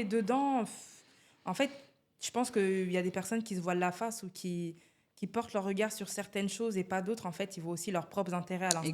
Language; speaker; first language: French; native; French